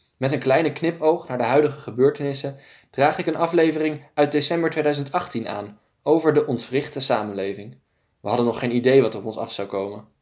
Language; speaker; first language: Dutch; native; Dutch